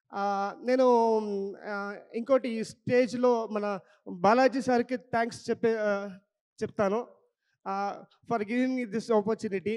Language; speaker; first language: Telugu; non-native, local second language; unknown